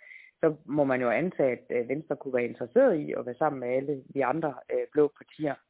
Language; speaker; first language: Danish; native; Danish